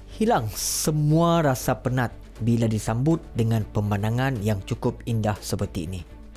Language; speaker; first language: Malay; native; Malay